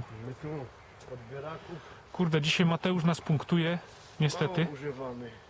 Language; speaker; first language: Polish; native; Polish